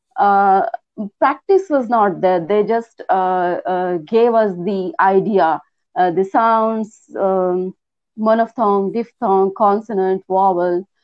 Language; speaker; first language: English; non-native, local second language; Hindi